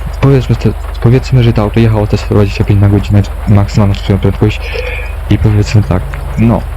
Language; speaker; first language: Polish; native; Polish